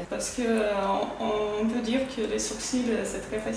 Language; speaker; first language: French; non-native, fluent; Russian